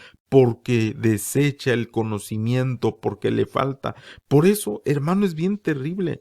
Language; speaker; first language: Spanish; native; Spanish